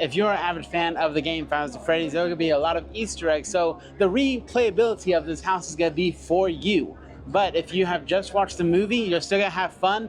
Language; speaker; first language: English; native; English